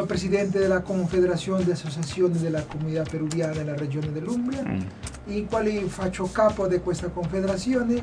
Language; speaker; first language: Italian; non-native, fluent; Spanish